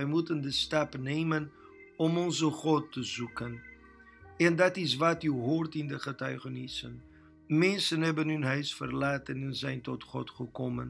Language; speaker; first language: Dutch; non-native, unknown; Portuguese